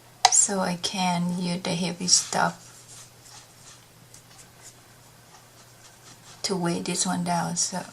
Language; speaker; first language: English; non-native, learner; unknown